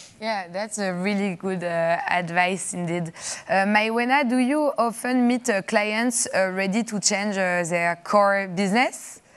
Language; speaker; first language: English; non-native, fluent; French